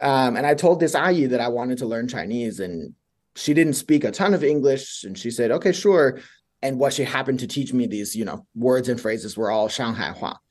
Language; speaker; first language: English; native; English